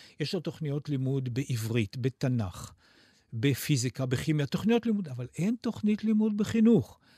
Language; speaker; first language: Hebrew; native; Hebrew